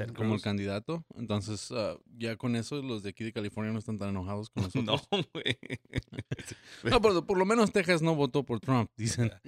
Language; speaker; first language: Spanish; early bilingual, heritage; Spanish